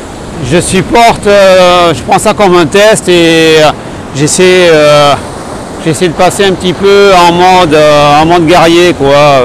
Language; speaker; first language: French; native; French